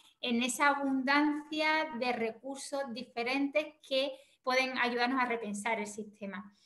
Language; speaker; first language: Spanish; native; Spanish